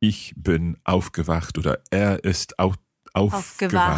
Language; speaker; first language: German; non-native, learner; English